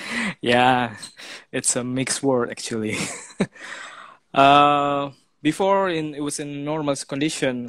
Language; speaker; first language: English; non-native, fluent; Indonesian